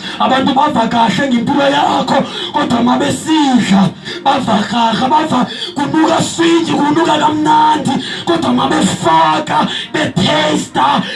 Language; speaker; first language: Zulu; non-native, local second language; Xhosa